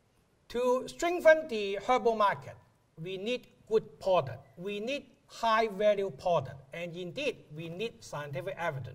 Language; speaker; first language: English; non-native, local second language; Cantonese